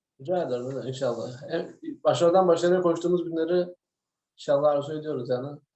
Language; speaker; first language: Turkish; native; Turkish